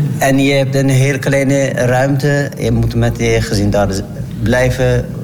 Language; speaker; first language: Dutch; non-native, learner; Turkish